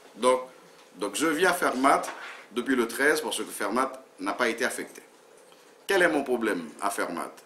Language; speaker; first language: French; non-native, local second language; Haitian Creole